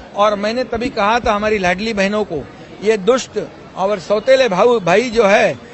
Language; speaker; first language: Hindi; non-native, local second language; Marathi